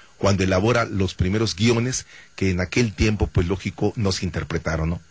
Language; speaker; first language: Spanish; native; Spanish